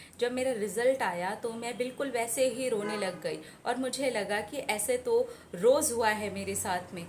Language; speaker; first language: Hindi; native; Hindi